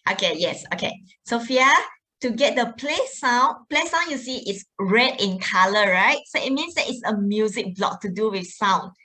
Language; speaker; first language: English; non-native, local second language; Malay